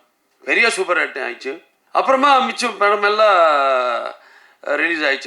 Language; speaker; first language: Tamil; non-native, local second language; Telugu